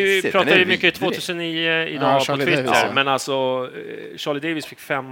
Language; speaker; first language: Swedish; native; Swedish